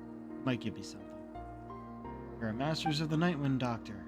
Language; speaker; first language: English; native; English